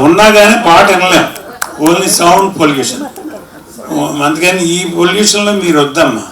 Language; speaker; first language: Telugu; native; Telugu